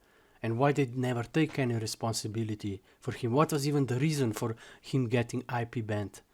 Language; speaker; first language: English; non-native, fluent; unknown